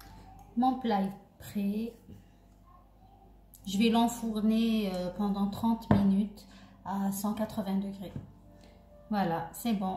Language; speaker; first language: French; non-native, local second language; Arabic